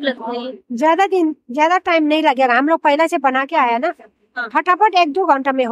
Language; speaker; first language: Hindi; non-native, local second language; Chinese